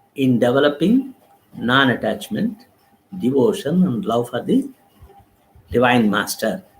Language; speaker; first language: English; non-native, local second language; Telugu